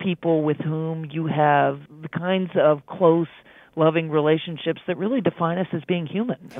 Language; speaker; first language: English; native; English